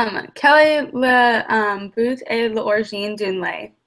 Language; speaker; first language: French; non-native, learner; English